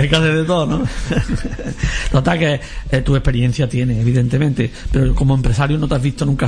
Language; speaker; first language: Spanish; native; Spanish